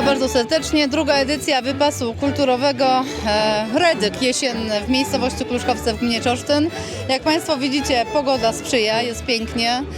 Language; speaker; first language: Polish; native; Polish